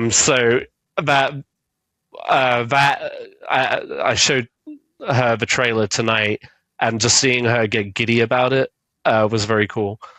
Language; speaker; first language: English; native; English